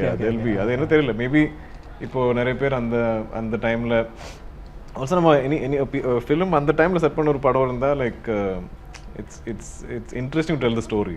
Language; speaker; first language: Tamil; non-native, local second language; Malayalam